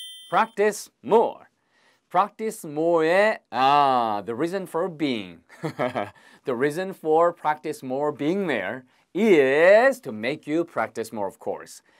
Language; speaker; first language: English; non-native, fluent; Korean